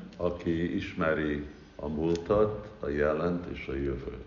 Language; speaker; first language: Hungarian; early bilingual, heritage; Hungarian